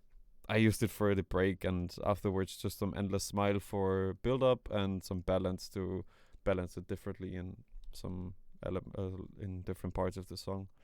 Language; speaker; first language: English; non-native, fluent; German